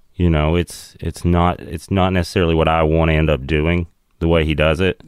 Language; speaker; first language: English; native; English